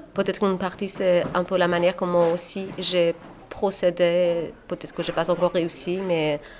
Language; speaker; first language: French; non-native, fluent; Persian